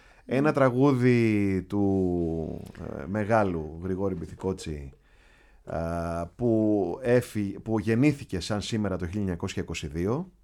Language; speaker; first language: Greek; native; Greek